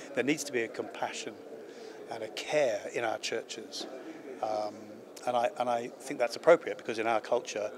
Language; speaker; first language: English; native; English